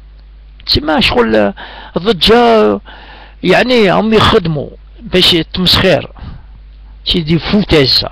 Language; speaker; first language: Arabic; native; Arabic